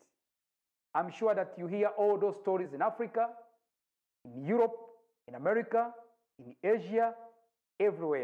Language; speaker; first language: English; non-native, local second language; Kinyarwanda